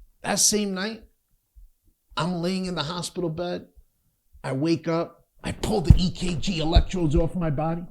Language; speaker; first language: English; native; English